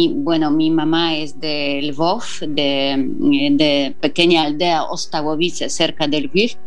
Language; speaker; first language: Spanish; non-native, fluent; Polish